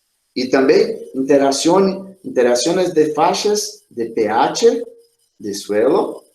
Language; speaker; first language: Spanish; non-native, fluent; Portuguese